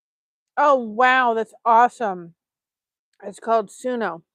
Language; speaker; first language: English; native; English